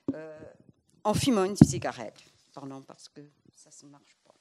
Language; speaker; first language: French; non-native, fluent; English